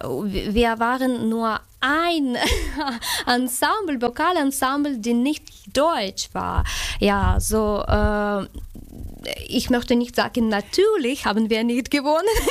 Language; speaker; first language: German; non-native, learner; Ukrainian